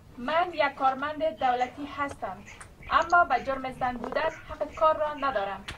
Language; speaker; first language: Persian; native; Persian